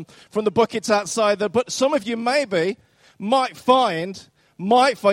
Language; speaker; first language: English; native; English